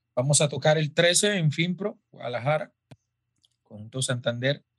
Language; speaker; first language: Spanish; native; Spanish